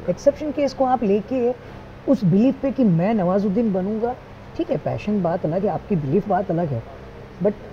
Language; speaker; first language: Hindi; non-native, local second language; Gujarati